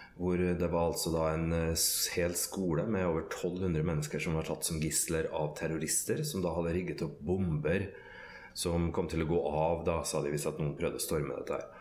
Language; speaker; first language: Norwegian; native; Norwegian